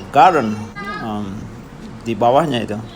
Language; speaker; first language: Indonesian; non-native, local second language; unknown